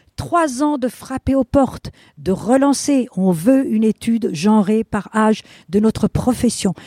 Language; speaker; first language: French; non-native, fluent; Spanish